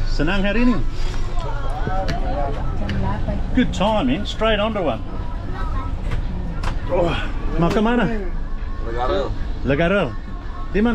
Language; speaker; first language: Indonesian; non-native, learner; English